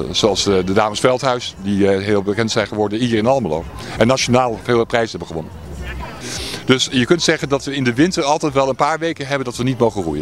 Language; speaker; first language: Dutch; native; Dutch